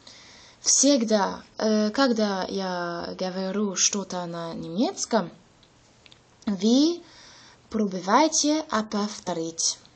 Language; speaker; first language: Russian; non-native, learner; German